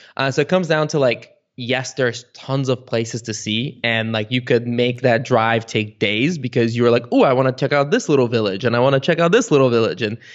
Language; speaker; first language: English; early bilingual, other home language; Bulgarian